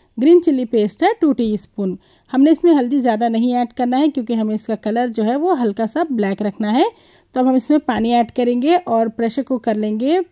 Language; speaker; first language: Hindi; native; Hindi